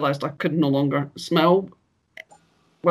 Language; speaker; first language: English; native; English